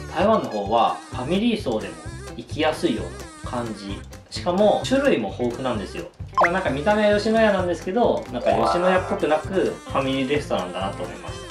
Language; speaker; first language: Japanese; native; Japanese